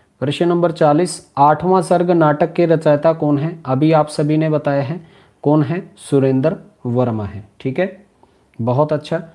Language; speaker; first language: Hindi; native; Hindi